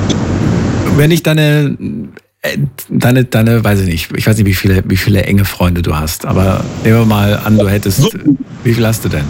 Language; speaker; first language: German; native; German